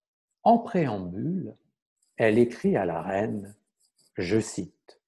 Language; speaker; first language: French; native; French